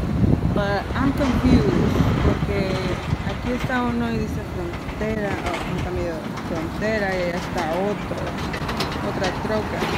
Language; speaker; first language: Spanish; early bilingual, heritage; Spanish